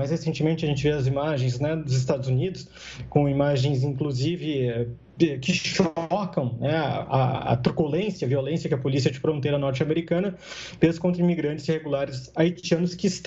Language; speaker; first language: Portuguese; native; Portuguese